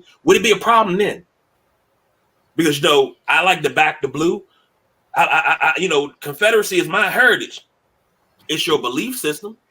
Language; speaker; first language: English; native; English